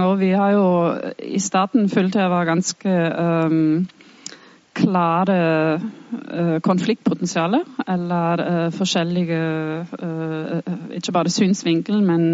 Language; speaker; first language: Norwegian; non-native, fluent; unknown